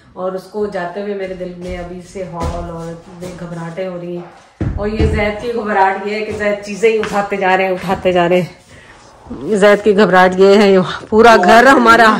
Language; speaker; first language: Urdu; native; Urdu